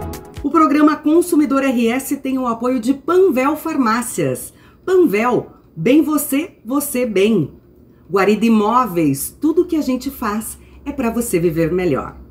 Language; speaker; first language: Portuguese; native; Portuguese